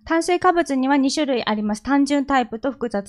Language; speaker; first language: Japanese; non-native, fluent; Korean